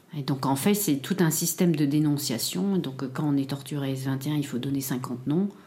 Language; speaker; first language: French; early bilingual, other home language; Khmer